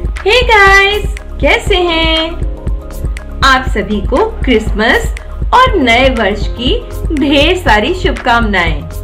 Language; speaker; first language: Hindi; native; Hindi